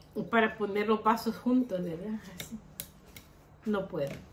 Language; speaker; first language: Spanish; native; Spanish